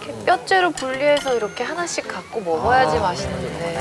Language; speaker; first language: Korean; native; Korean